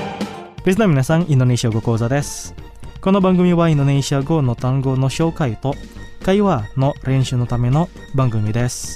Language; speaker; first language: Japanese; non-native, fluent; Indonesian